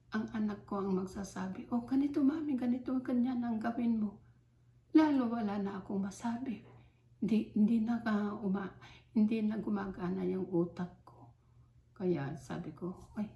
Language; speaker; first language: Filipino; non-native, local second language; Iloko